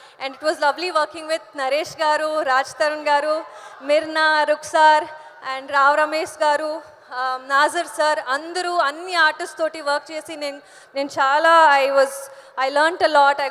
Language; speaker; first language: Telugu; non-native, learner; Kannada